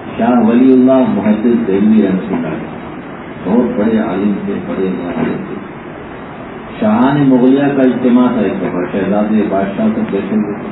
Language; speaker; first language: Urdu; native; Urdu